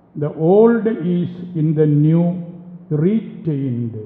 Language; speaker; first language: English; non-native, local second language; Malayalam